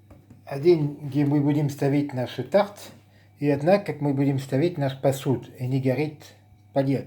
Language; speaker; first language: Russian; non-native, learner; French